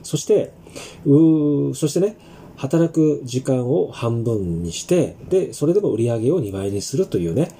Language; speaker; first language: Japanese; native; Japanese